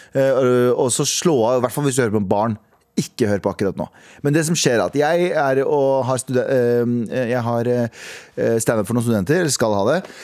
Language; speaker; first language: Norwegian; early bilingual, other home language; Kurdish